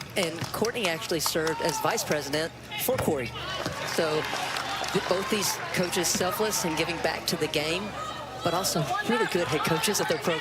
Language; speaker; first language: English; native; English